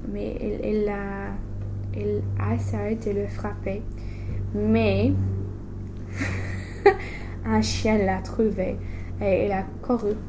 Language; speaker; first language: French; non-native, learner; English